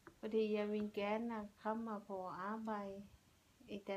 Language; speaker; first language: Danish; non-native, learner; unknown